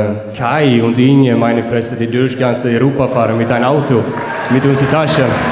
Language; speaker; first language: German; non-native, fluent; Swedish